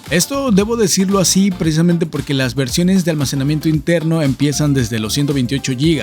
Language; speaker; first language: Spanish; native; Spanish